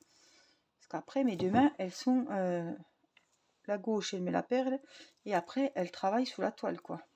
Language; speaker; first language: French; native; French